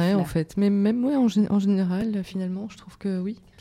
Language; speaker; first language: French; native; French